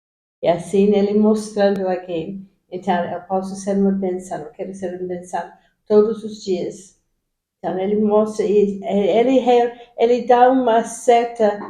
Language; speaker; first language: Portuguese; non-native, fluent; English